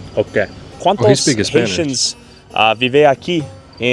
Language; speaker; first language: Spanish; non-native, learner; English